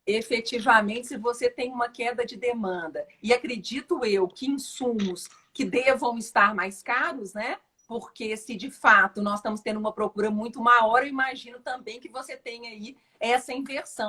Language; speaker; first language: Portuguese; native; Portuguese